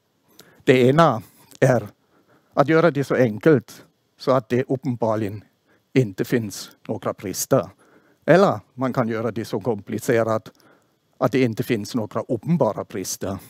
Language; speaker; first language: Swedish; non-native, fluent; German